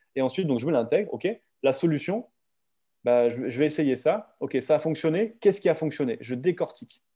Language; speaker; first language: French; native; French